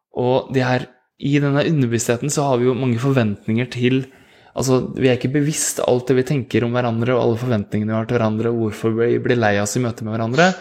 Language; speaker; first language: Norwegian; native; Norwegian